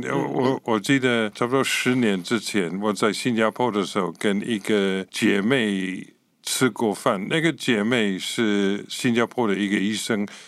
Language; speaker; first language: Chinese; non-native, fluent; English